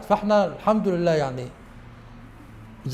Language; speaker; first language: Arabic; native; Arabic